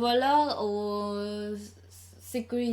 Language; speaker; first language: French; non-native, learner; Khmer